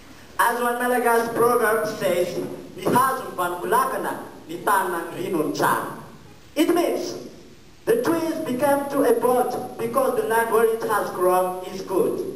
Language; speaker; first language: English; non-native, fluent; Malagasy